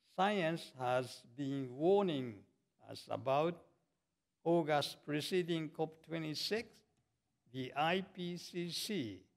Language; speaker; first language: English; non-native, fluent; Japanese